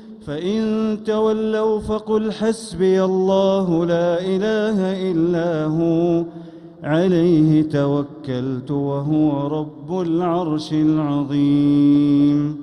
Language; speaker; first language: Arabic; native; Arabic